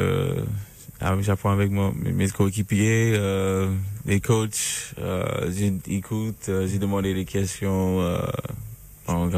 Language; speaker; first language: French; non-native, learner; English